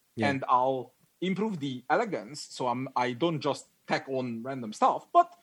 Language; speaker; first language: English; non-native, fluent; Hungarian